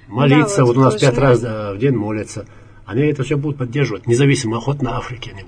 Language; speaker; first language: Russian; non-native, local second language; Chechen